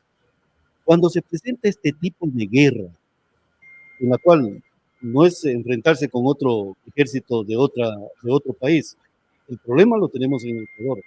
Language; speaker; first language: Spanish; native; Spanish